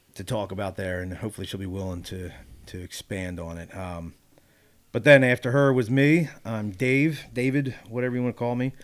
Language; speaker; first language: English; native; English